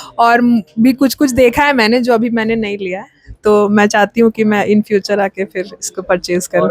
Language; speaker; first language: Hindi; native; Hindi